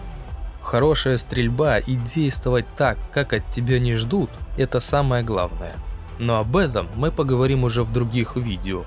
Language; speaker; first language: Russian; native; Russian